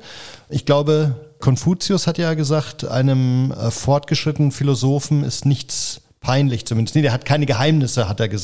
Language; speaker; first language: German; native; German